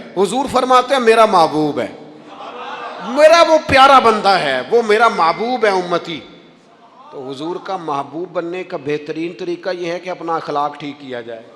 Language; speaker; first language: Urdu; non-native, local second language; Punjabi